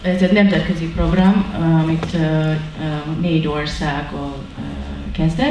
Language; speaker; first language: Hungarian; non-native, learner; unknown